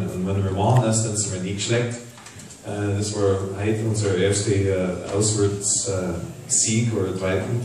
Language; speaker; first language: German; non-native, fluent; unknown